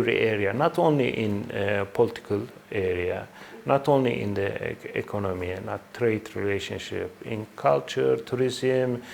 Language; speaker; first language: English; non-native, fluent; Turkish